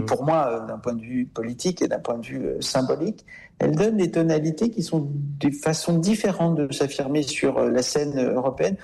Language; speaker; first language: French; native; French